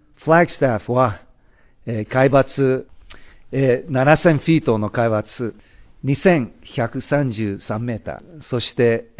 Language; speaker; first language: Japanese; native; Japanese